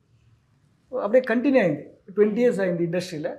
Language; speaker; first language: Telugu; non-native, learner; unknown